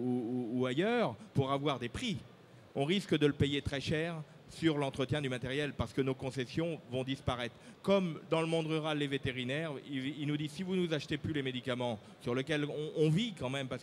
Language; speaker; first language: French; native; French